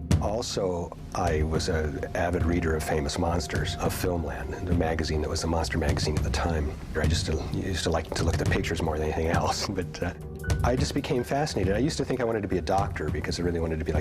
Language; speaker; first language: English; native; English